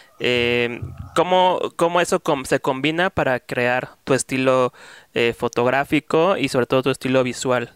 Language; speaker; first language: Spanish; native; Spanish